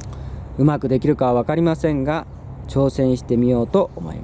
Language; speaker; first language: Japanese; non-native, fluent; Korean